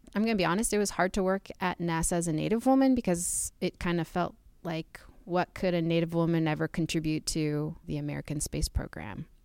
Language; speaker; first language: English; native; English